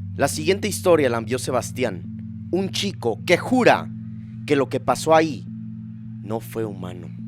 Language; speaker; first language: Spanish; native; Spanish